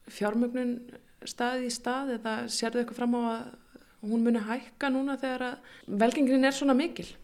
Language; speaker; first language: Icelandic; native; Icelandic